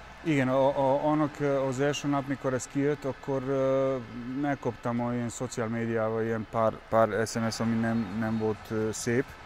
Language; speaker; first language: Hungarian; non-native, fluent; Serbian